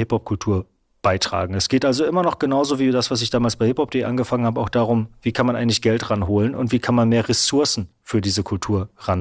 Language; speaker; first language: German; native; German